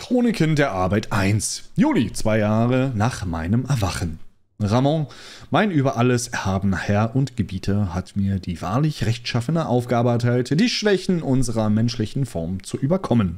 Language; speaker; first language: German; native; German